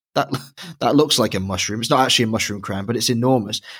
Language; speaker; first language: English; native; English